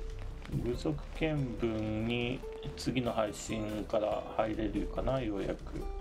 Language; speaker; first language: Japanese; native; Japanese